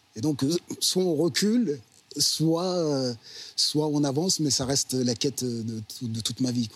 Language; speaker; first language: French; native; French